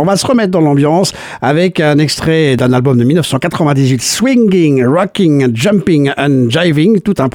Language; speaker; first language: French; native; French